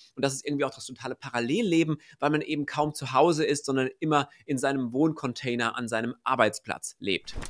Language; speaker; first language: German; native; German